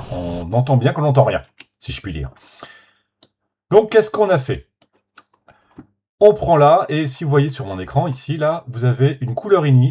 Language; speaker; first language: French; native; French